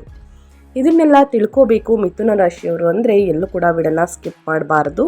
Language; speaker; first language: Kannada; native; Kannada